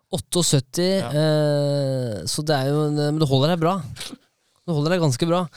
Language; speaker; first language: Norwegian; native; Norwegian